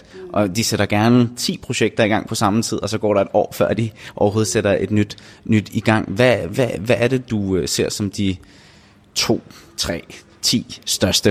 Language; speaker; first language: Danish; native; Danish